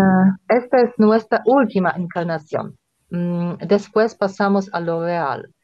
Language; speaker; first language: Spanish; non-native, fluent; Polish